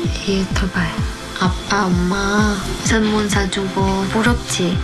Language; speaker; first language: Korean; non-native, learner; Vietnamese